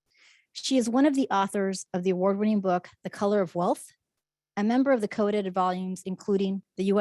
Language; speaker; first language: English; native; English